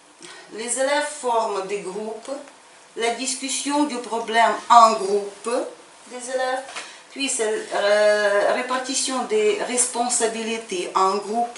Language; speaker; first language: French; non-native, fluent; Ukrainian